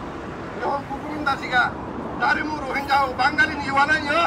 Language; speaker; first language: Japanese; non-native, fluent; Rohingya